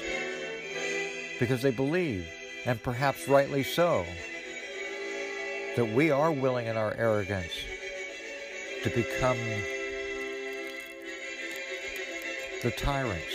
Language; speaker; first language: English; native; English